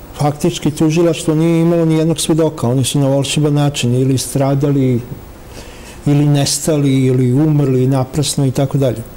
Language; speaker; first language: Serbian; native; Serbian